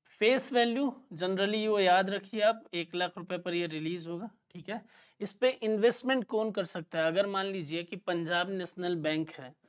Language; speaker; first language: Hindi; native; Hindi